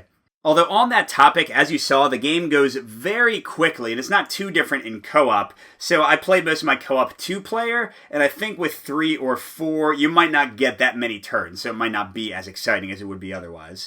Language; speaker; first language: English; native; English